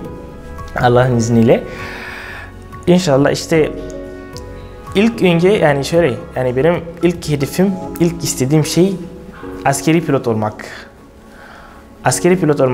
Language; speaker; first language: Turkish; non-native, fluent; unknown